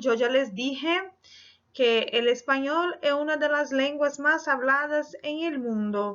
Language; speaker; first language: Spanish; non-native, fluent; Portuguese